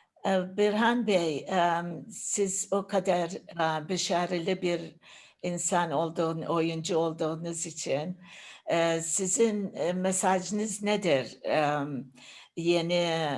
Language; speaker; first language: Turkish; non-native, learner; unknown